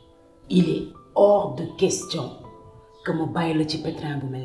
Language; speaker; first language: French; non-native, local second language; Wolof